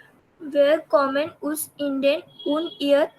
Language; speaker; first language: German; non-native, learner; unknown